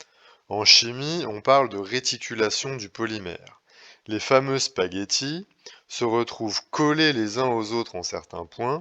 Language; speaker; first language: French; native; French